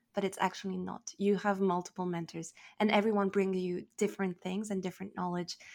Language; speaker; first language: English; non-native, fluent; French